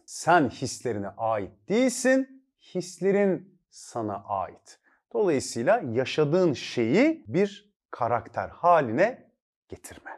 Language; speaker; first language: Turkish; native; Turkish